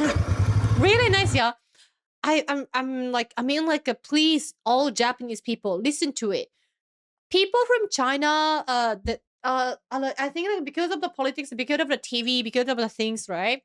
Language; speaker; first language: English; non-native, fluent; Japanese